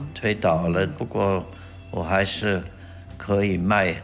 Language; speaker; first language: Chinese; non-native, fluent; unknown